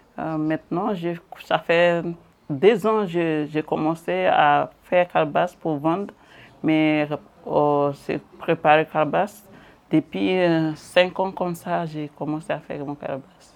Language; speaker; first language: French; non-native, learner; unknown